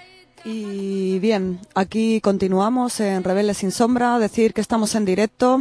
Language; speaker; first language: Spanish; native; Spanish